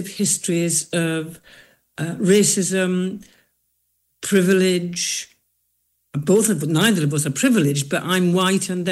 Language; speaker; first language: English; native; English